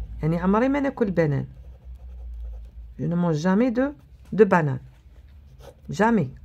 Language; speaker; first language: French; non-native, local second language; Arabic